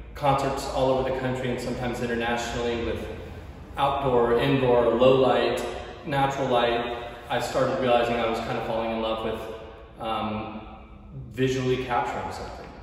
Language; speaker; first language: English; native; English